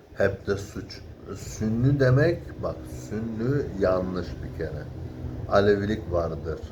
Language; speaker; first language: Turkish; early bilingual, heritage; Turkish